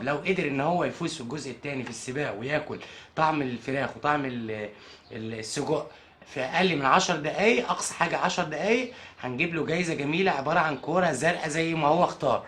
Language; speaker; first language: Arabic; native; Arabic